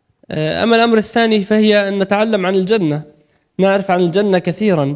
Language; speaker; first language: Arabic; native; Arabic